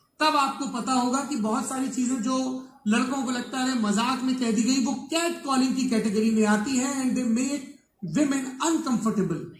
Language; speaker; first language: Hindi; native; Hindi